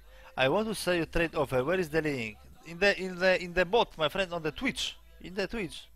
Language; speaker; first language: English; non-native, learner; Polish